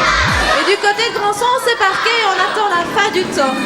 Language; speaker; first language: French; native; French